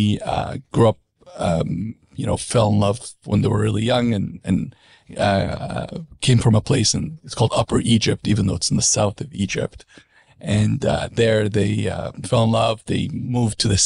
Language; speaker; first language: English; non-native, fluent; Arabic